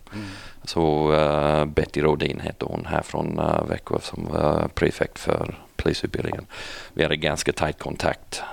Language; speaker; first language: Swedish; non-native, fluent; English